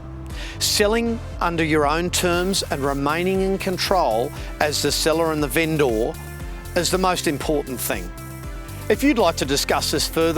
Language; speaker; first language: English; native; English